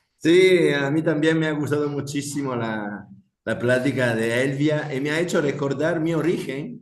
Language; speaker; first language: Spanish; non-native, fluent; Italian